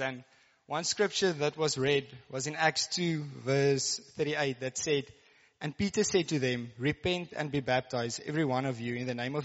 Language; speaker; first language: English; non-native, local second language; Afrikaans